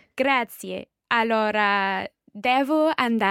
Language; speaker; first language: Italian; non-native, learner; English